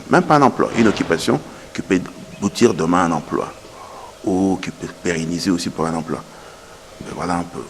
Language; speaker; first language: French; non-native, local second language; Lingala